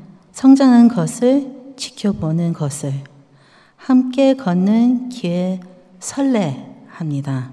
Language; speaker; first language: Korean; early bilingual, heritage; Korean